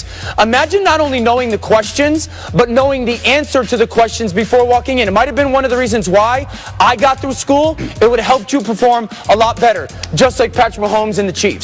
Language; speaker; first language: English; native; English